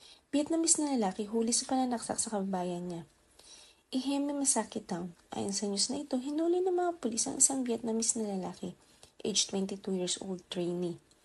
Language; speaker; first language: Filipino; native; Filipino